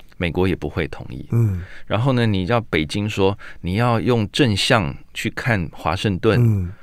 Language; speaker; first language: Chinese; native; Chinese